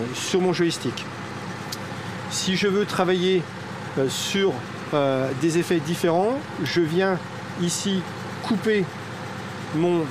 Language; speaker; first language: French; native; French